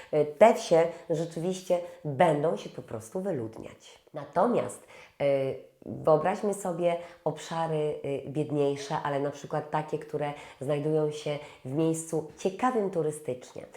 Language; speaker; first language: Polish; native; Polish